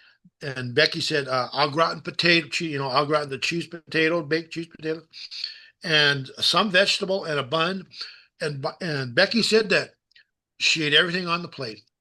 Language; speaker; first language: English; native; English